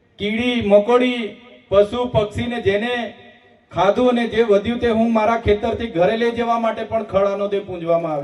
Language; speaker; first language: Gujarati; non-native, local second language; Vasavi